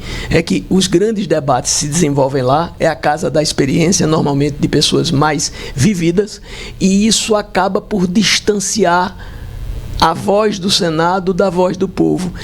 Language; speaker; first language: Portuguese; native; Portuguese